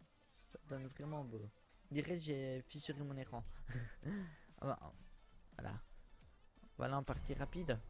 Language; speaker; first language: French; native; French